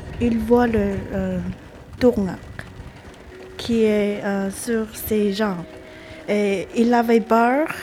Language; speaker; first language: French; non-native, local second language; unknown